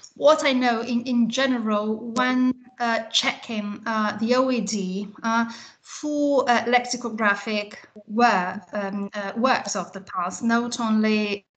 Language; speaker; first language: English; non-native, fluent; Italian